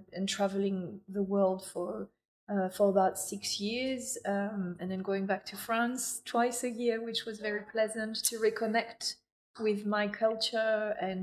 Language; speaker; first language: English; non-native, fluent; French